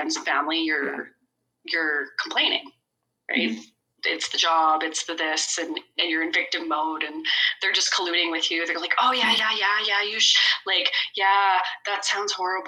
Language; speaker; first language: English; native; English